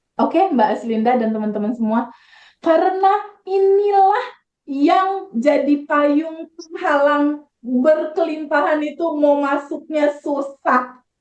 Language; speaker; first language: Indonesian; native; Indonesian